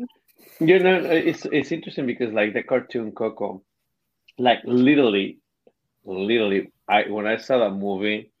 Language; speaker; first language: English; non-native, fluent; Spanish